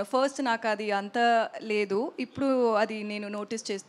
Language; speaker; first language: Telugu; non-native, learner; Tamil